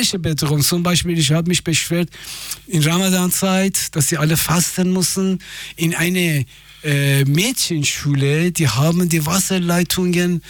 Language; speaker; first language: German; non-native, fluent; Persian